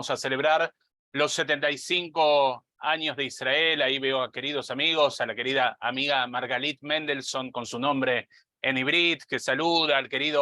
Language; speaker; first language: Spanish; native; Spanish